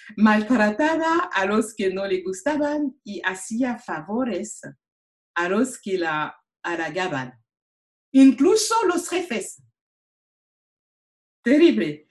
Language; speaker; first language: Spanish; non-native, learner; French